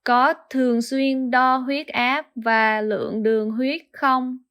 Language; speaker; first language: Vietnamese; early bilingual, heritage; Vietnamese